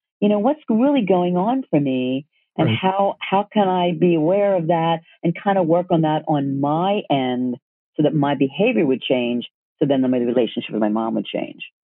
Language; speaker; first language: English; native; English